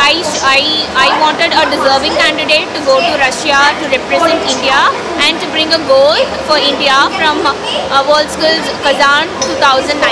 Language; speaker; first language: English; non-native, local second language; Tamil